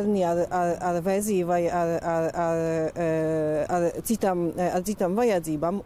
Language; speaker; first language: Latvian; non-native, fluent; Polish